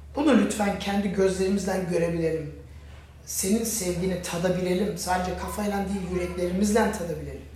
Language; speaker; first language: Turkish; non-native, fluent; German